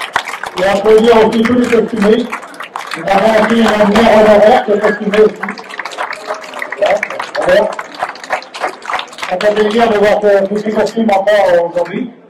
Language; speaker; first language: French; native; French